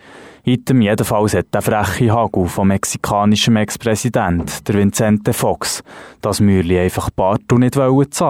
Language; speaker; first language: German; native; German